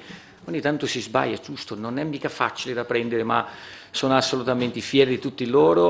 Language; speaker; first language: Italian; non-native, fluent; Portuguese